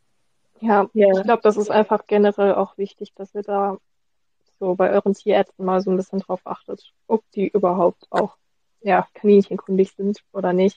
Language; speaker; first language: German; native; German